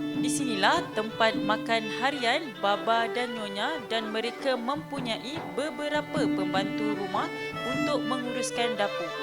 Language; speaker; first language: Malay; native; Malay